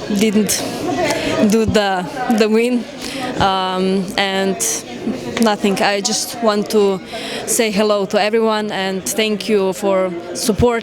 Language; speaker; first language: English; non-native, learner; Slovenian